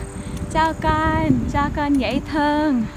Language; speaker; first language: Vietnamese; non-native, fluent; English